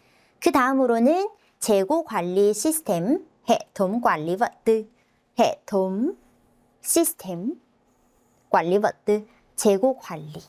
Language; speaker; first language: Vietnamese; non-native, fluent; Korean